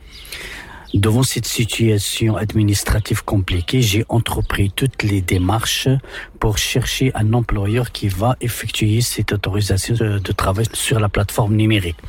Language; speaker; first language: French; non-native, local second language; Arabic